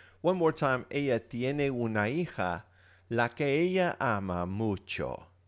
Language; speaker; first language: Spanish; non-native, fluent; English